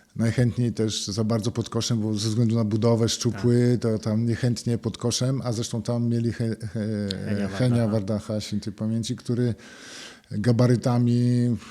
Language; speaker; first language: Polish; native; Polish